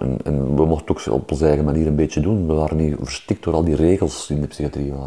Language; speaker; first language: Dutch; native; Dutch